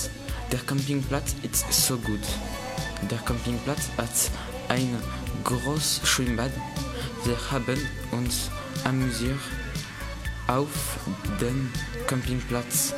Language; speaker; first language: German; non-native, learner; French